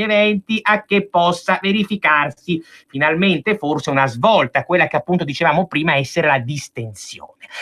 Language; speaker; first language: Italian; native; Italian